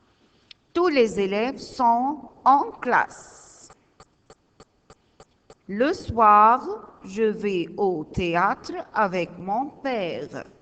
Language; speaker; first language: French; non-native, learner; Arabic